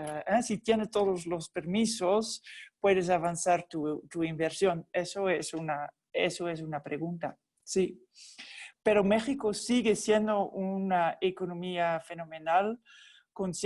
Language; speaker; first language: Spanish; non-native, fluent; Dutch